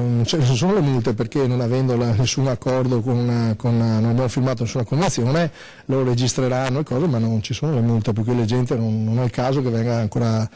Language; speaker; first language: Italian; native; Italian